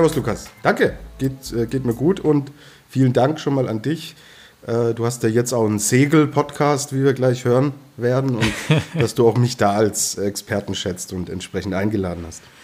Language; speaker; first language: German; native; German